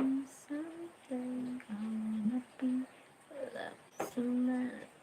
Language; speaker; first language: English; non-native, learner; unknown